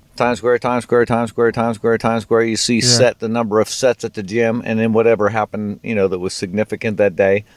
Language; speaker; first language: English; native; English